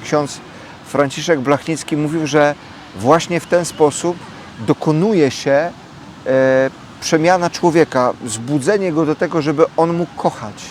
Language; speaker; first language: Polish; native; Polish